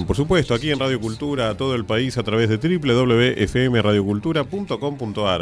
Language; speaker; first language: Spanish; native; Spanish